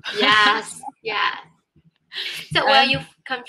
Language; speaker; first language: English; non-native, learner; Vietnamese